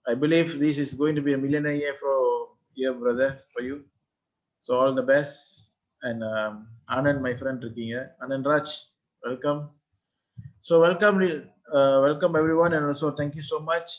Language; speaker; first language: English; non-native, local second language; Tamil